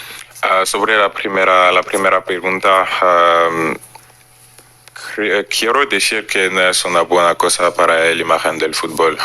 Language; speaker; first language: Spanish; non-native, fluent; French